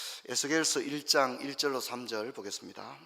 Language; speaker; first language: Korean; native; Korean